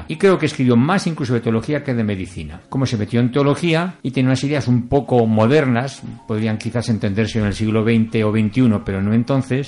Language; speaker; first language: Spanish; native; Spanish